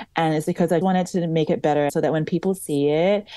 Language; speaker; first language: English; native; English